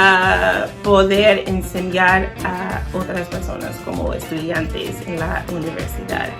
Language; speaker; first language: Spanish; non-native, learner; English